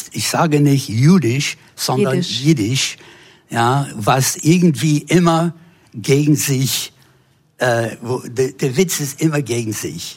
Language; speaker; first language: German; non-native, fluent; English